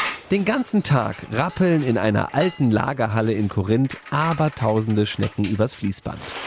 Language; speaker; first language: German; native; German